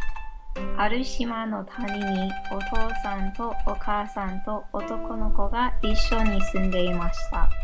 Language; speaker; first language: Japanese; non-native, learner; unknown